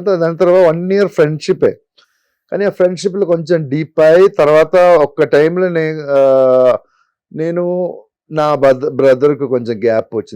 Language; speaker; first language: Telugu; non-native, local second language; Malayalam